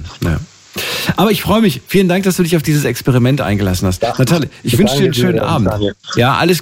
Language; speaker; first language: German; native; German